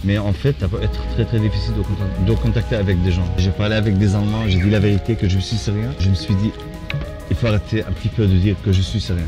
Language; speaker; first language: French; non-native, fluent; Arabic